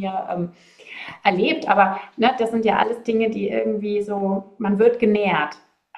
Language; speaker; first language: German; native; German